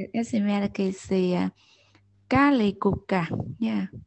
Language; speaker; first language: Finnish; non-native, learner; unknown